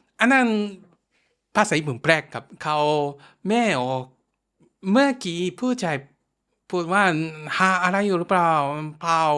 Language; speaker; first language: Thai; non-native, fluent; Japanese